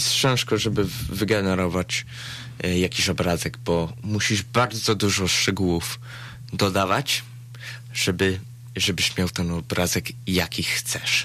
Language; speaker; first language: Polish; early bilingual, heritage; Polish